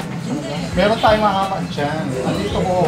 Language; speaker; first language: Filipino; non-native, local second language; Cebuano